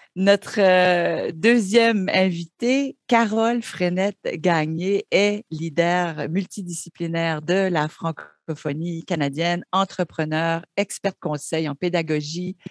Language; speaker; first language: French; native; French